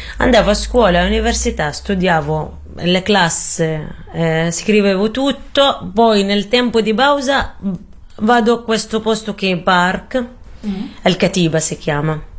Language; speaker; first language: Italian; non-native, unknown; Arabic